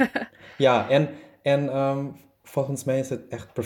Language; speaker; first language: Dutch; non-native, learner; German